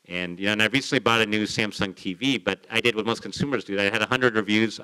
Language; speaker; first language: English; native; English